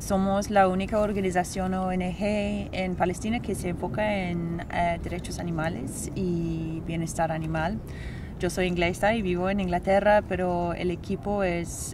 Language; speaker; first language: Spanish; non-native, fluent; English